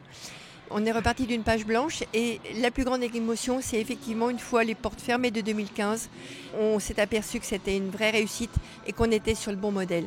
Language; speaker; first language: French; native; French